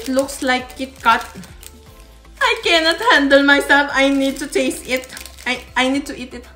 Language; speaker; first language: English; non-native, local second language; Filipino